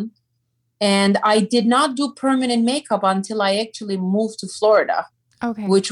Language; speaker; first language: English; non-native, fluent; Turkish